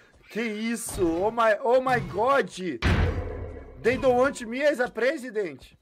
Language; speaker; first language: English; non-native, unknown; Portuguese